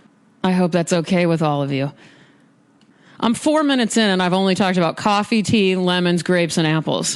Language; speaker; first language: English; native; English